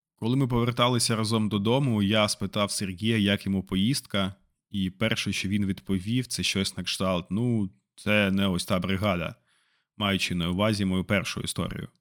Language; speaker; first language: Ukrainian; non-native, local second language; Russian